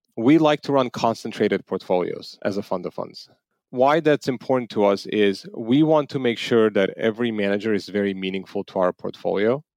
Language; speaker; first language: English; non-native, fluent; Armenian